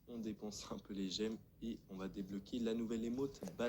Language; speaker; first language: French; native; French